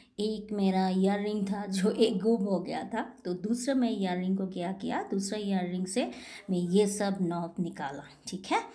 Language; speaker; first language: Hindi; non-native, local second language; Bangla